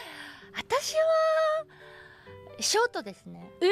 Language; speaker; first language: Japanese; non-native, fluent; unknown